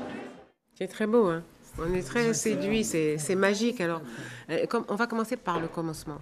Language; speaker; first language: French; native; French